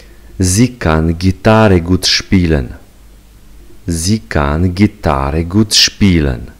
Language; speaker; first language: German; non-native, learner; Romanian